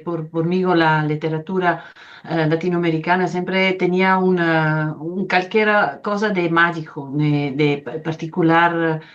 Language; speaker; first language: Spanish; non-native, fluent; Italian